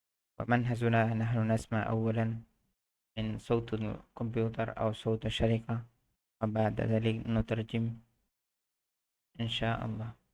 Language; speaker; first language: Arabic; non-native, fluent; Bangla